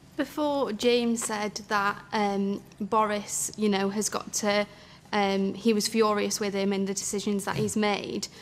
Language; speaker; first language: English; native; English